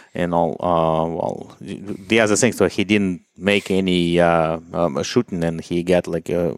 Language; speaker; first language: English; non-native, fluent; Ukrainian